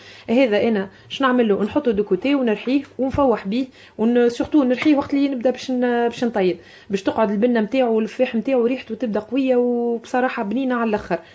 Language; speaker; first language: Arabic; native; Arabic